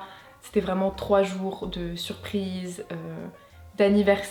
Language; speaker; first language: French; native; French